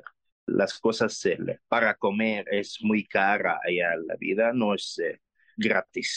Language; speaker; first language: Spanish; non-native, learner; Arabic